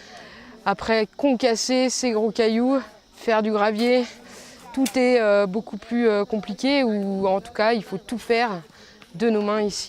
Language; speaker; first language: French; native; French